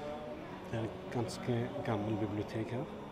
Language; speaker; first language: Norwegian; early bilingual, other home language; Urdu